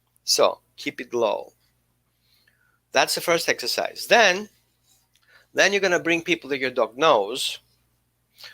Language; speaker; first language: English; non-native, fluent; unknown